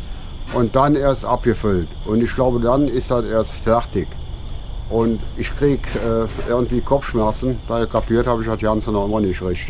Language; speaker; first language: German; native; German